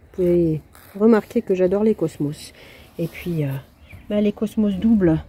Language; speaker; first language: French; native; French